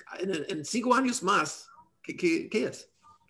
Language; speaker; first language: Spanish; non-native, learner; English